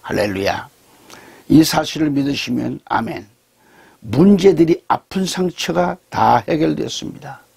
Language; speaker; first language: Korean; native; Korean